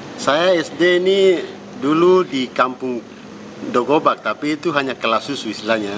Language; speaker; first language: Indonesian; non-native, local second language; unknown